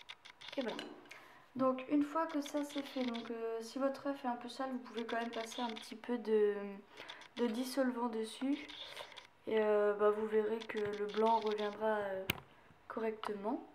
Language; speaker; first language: French; native; French